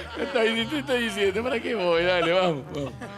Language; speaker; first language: Spanish; native; Spanish